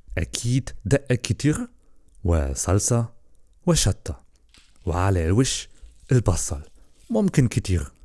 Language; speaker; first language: Egyptian Arabic; non-native, learner; German